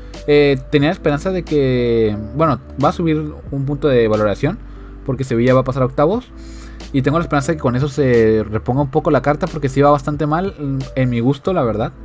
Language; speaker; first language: Spanish; native; Spanish